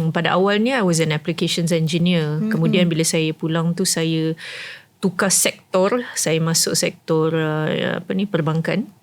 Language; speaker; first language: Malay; early bilingual, heritage; Malay